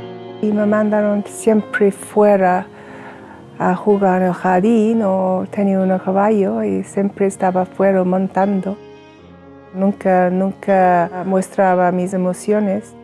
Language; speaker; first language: Spanish; non-native, fluent; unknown